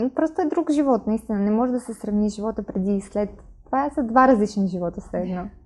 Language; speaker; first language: Bulgarian; non-native, fluent; Ukrainian